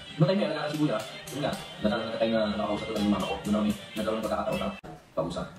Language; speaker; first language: Filipino; native; Filipino